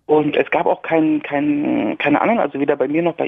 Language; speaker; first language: German; native; German